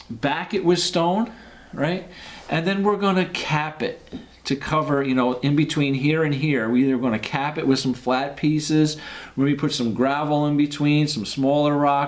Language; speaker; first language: English; native; English